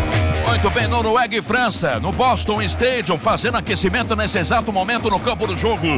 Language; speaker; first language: Portuguese; native; Portuguese